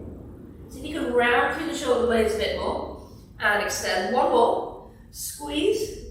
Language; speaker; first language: English; native; English